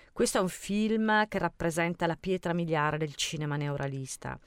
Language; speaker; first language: Italian; native; Italian